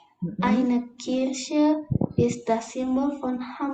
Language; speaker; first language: German; non-native, learner; Indonesian